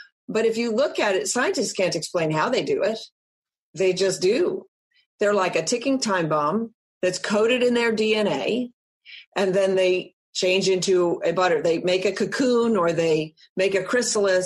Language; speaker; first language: English; native; English